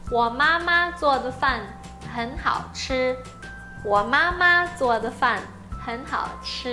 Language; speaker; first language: Chinese; non-native, fluent; Portuguese